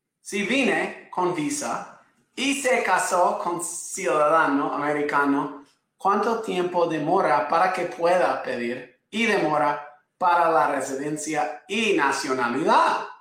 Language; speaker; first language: Spanish; non-native, fluent; English